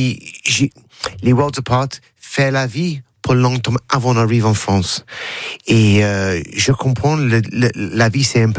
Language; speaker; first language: French; non-native, learner; English